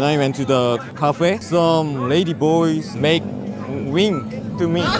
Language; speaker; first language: English; non-native, learner; Korean